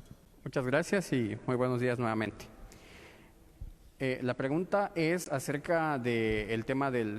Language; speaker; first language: Spanish; native; Spanish